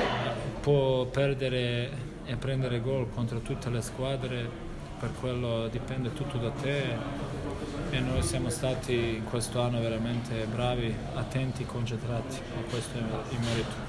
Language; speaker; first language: Italian; non-native, fluent; Bosnian